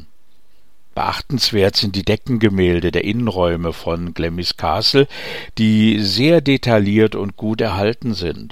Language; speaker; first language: German; native; German